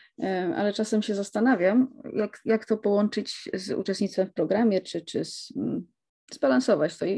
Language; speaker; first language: Polish; native; Polish